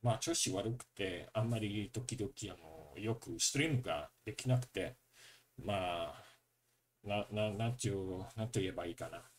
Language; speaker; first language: Japanese; non-native, fluent; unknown